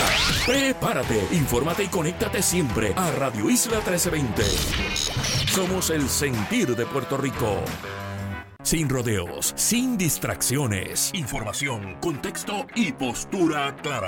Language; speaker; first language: Spanish; native; Spanish